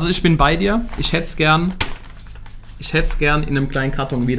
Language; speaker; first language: German; native; German